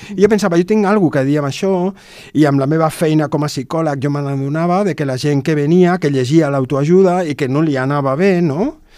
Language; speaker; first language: Catalan; non-native, local second language; Spanish